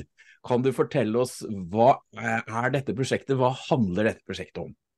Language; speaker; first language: Norwegian; native; Norwegian